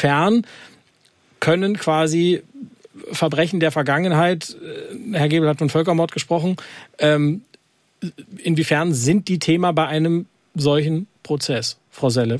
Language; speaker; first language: German; native; German